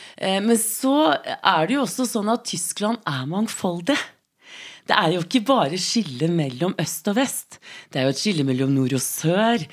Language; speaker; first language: Norwegian; native; Norwegian